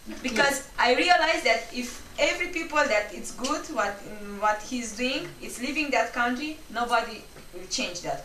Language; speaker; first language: English; non-native, local second language; Romanian